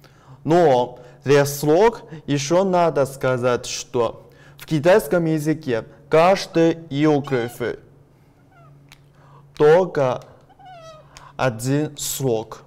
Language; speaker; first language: Russian; non-native, learner; Chinese